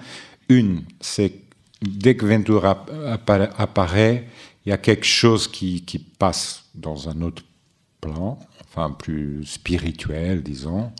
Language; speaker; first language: French; non-native, fluent; Portuguese